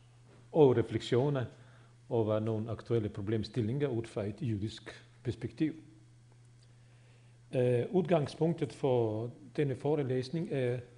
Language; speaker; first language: Swedish; non-native, fluent; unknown